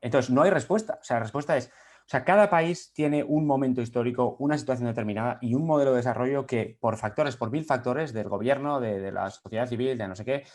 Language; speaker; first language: Spanish; native; Spanish